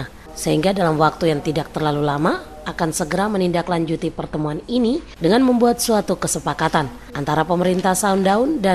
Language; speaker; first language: Indonesian; native; Indonesian